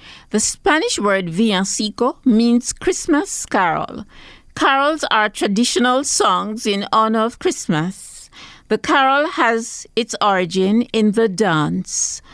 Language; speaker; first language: English; native; English